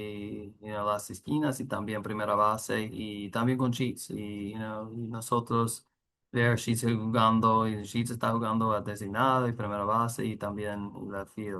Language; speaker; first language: Spanish; non-native, learner; English